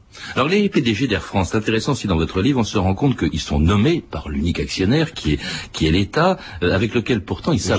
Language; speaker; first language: French; native; French